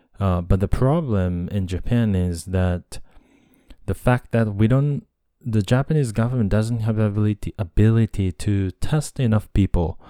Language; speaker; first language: English; non-native, fluent; Japanese